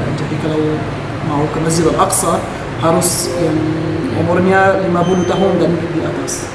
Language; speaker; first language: Indonesian; non-native, fluent; Arabic